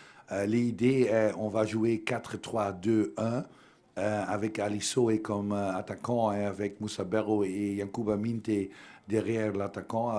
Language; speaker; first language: French; non-native, learner; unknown